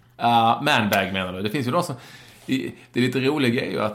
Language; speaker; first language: Swedish; native; Swedish